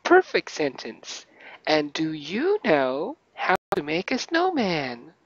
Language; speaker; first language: English; non-native, fluent; Russian